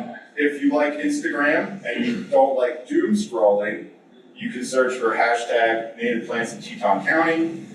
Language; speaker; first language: English; native; English